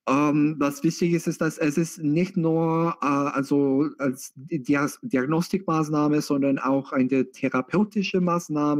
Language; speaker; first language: German; non-native, fluent; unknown